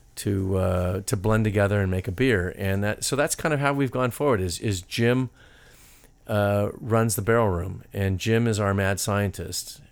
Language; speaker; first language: English; native; English